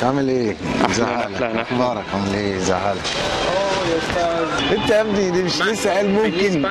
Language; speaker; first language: Arabic; native; Arabic